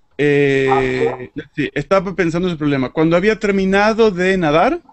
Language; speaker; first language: Spanish; native; Spanish